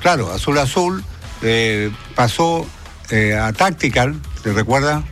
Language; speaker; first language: Spanish; native; Spanish